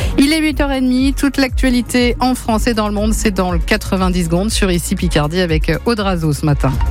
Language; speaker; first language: French; native; French